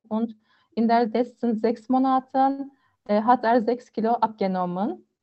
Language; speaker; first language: German; non-native, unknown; Turkish